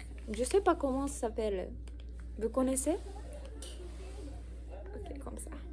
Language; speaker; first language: French; non-native, learner; Japanese